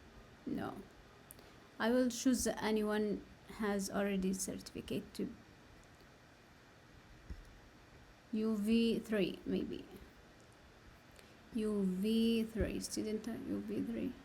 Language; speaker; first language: English; non-native, learner; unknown